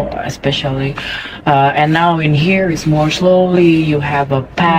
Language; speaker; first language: English; non-native, fluent; Indonesian